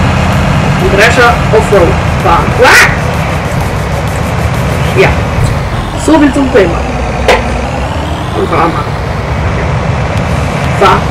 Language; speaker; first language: German; native; German